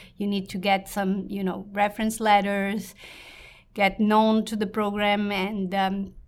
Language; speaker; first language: English; non-native, fluent; Portuguese